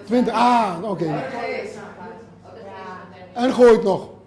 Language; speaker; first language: Dutch; non-native, learner; Hebrew